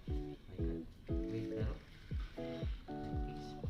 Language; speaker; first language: English; non-native, learner; Filipino